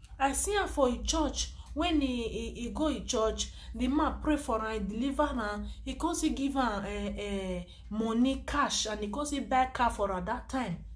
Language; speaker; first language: Nigerian Pidgin; non-native, local second language; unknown